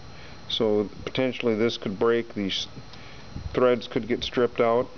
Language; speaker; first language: English; native; English